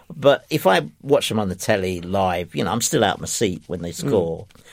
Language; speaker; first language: English; native; English